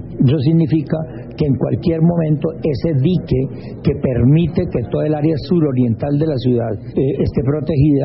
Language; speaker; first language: Spanish; native; Spanish